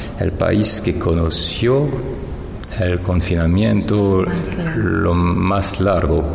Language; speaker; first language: Spanish; non-native, fluent; French